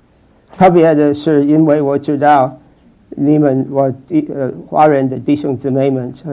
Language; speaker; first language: Chinese; non-native, fluent; English